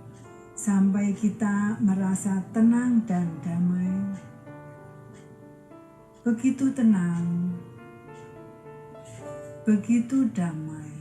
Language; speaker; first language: Indonesian; native; Indonesian